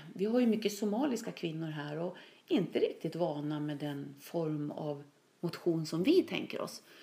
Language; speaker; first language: Swedish; native; Swedish